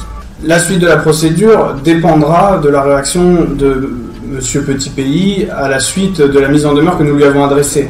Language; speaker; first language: French; native; French